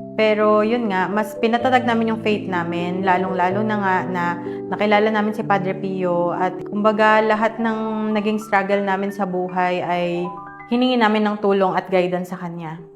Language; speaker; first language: Filipino; native; Filipino